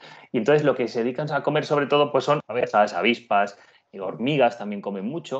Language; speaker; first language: Spanish; native; Spanish